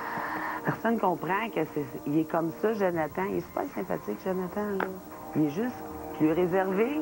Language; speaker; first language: French; native; French